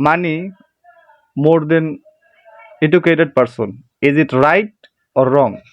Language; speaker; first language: English; non-native, learner; Bangla